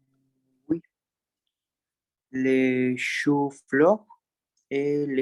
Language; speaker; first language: French; non-native, learner; Spanish